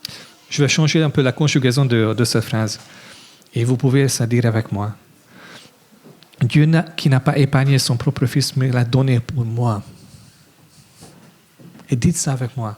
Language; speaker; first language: French; non-native, fluent; English